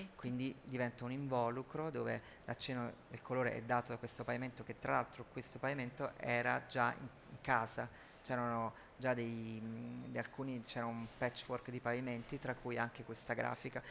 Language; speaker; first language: Italian; native; Italian